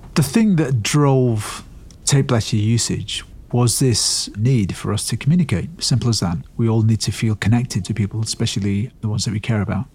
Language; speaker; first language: English; early bilingual, other home language; Urdu